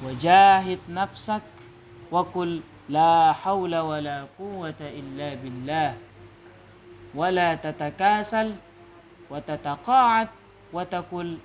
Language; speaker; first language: Arabic; non-native, fluent; Malay